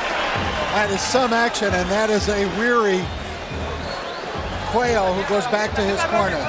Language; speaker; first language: English; native; English